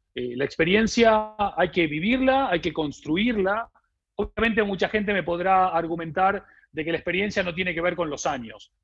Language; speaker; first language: Spanish; native; Spanish